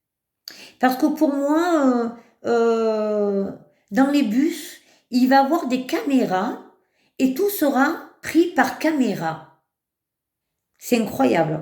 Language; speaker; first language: French; native; French